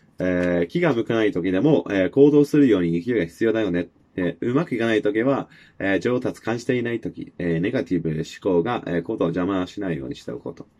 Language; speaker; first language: Japanese; non-native, fluent; English